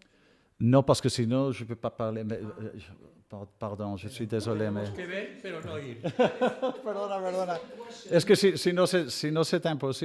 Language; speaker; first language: French; non-native, fluent; English